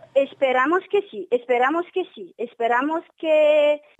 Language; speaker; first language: Spanish; non-native, learner; Romanian